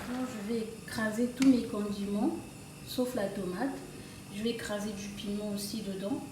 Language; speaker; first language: French; non-native, local second language; Lingala